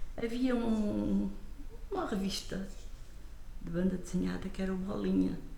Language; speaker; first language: Portuguese; non-native, local second language; Kabuverdianu